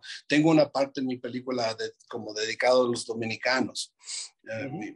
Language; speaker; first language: Spanish; non-native, fluent; English